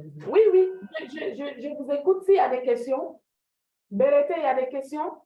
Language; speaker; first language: French; non-native, local second language; Mossi